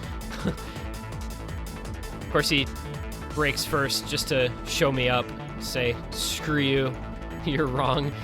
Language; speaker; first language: English; native; English